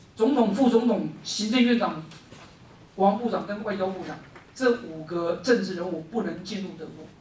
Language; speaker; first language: Chinese; native; Chinese